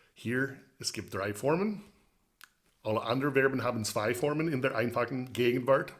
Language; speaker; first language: German; non-native, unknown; English